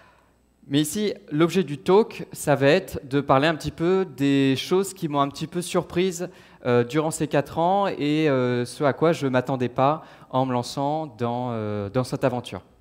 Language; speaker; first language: French; native; French